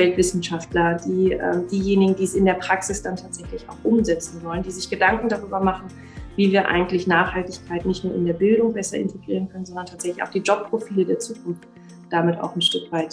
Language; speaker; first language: German; native; German